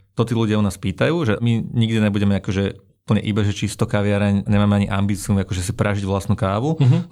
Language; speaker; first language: Slovak; native; Slovak